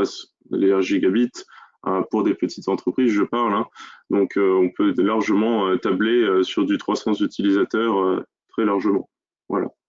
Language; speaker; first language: French; native; French